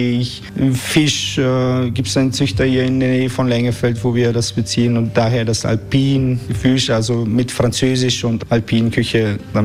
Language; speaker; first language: German; native; German